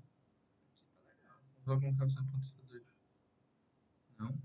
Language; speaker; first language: Portuguese; native; Portuguese